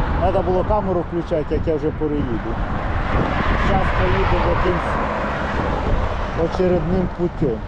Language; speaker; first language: Ukrainian; native; Ukrainian